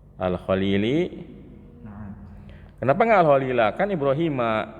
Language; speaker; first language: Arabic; non-native, fluent; Indonesian